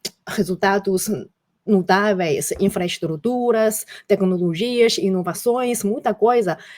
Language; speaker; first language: Portuguese; non-native, fluent; Chinese